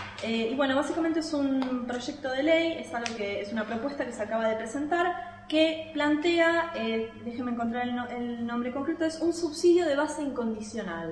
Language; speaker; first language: Spanish; native; Spanish